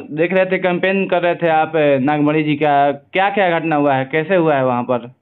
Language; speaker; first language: Hindi; native; Hindi